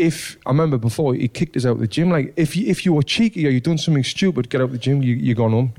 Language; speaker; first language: English; native; English